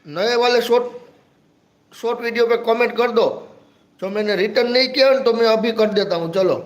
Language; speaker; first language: Hindi; non-native, local second language; Gujarati